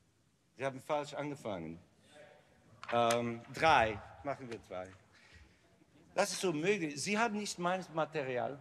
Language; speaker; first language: German; non-native, learner; English